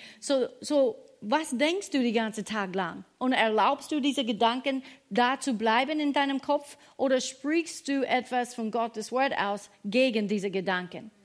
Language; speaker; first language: German; non-native, fluent; English